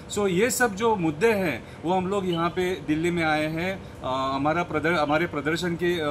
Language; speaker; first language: Hindi; non-native, local second language; Konkani